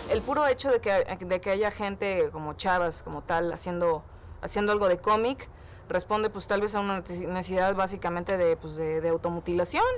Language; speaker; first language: Spanish; native; Spanish